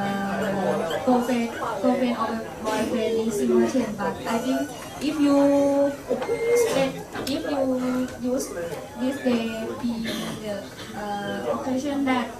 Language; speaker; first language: English; non-native, learner; Thai